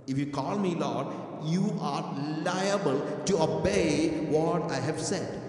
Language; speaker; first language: English; non-native, local second language; Malayalam